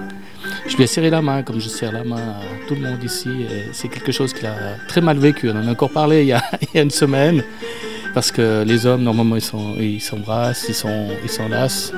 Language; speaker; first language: French; native; French